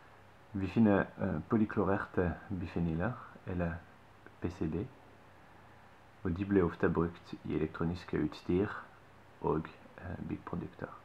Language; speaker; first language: Norwegian; non-native, fluent; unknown